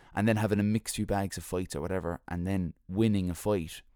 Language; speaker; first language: English; native; English